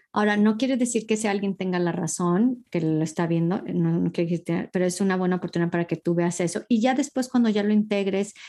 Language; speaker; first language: Spanish; early bilingual, heritage; Spanish